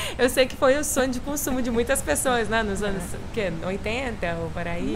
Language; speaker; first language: Portuguese; non-native, fluent; Russian